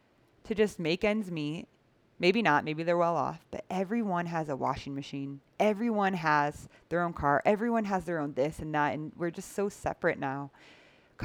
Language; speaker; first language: English; native; English